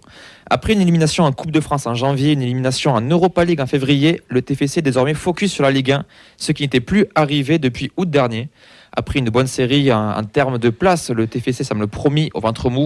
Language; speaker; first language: French; native; French